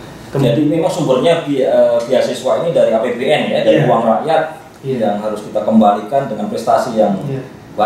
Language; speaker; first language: Indonesian; non-native, local second language; Javanese